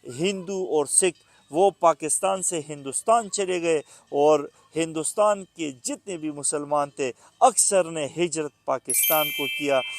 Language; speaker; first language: Urdu; non-native, local second language; Pashto